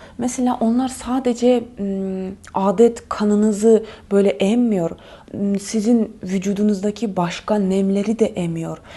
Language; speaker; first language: Turkish; non-native, fluent; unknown